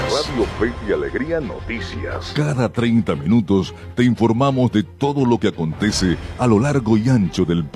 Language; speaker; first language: Spanish; native; Spanish